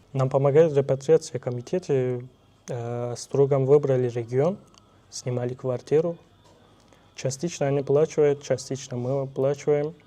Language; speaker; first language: Russian; non-native, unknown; Turkish